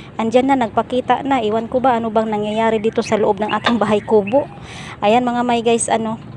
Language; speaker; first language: Filipino; non-native, local second language; Cebuano